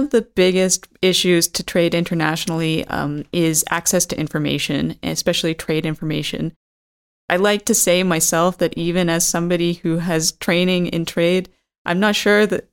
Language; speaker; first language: English; native; English